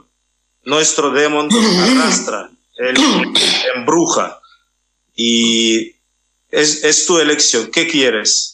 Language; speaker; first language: Spanish; non-native, fluent; Russian